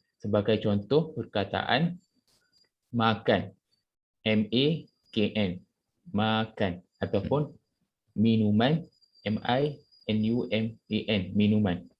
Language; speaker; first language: Malay; native; Malay